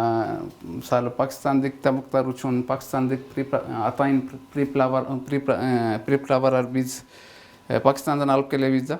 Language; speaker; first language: Kyrgyz; non-native, fluent; Urdu